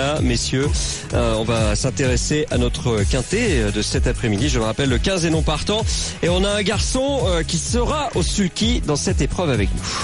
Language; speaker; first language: French; native; French